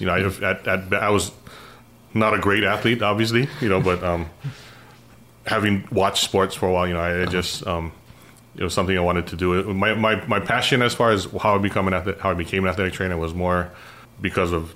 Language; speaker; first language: English; native; English